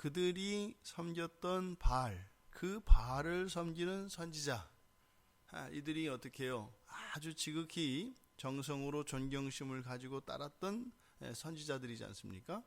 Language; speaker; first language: Korean; native; Korean